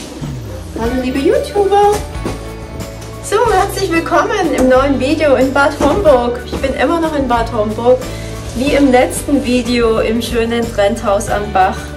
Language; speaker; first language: German; native; German